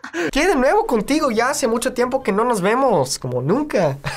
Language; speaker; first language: Spanish; non-native, fluent; English